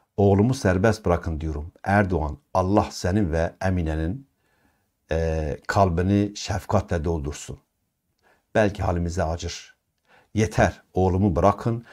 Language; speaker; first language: Turkish; non-native, local second language; Kurdish